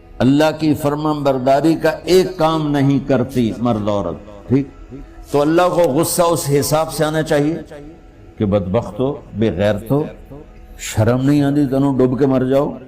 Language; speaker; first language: Urdu; non-native, local second language; Punjabi